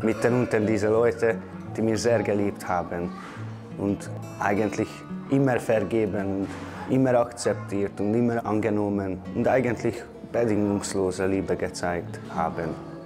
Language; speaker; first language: German; non-native, fluent; Hungarian